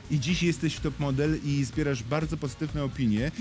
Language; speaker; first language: Polish; native; Polish